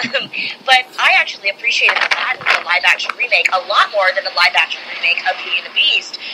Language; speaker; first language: English; native; English